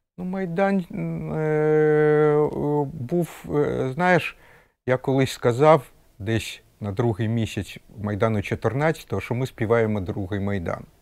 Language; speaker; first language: Ukrainian; non-native, local second language; Russian